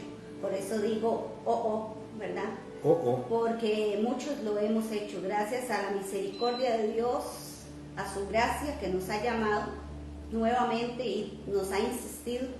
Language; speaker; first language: Spanish; native; Spanish